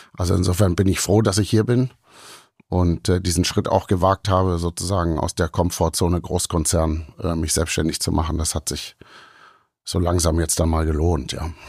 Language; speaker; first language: German; native; German